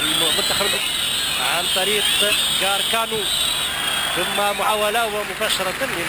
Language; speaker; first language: Arabic; native; Arabic